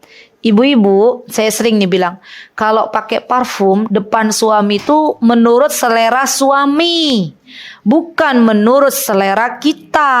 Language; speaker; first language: Indonesian; native; Indonesian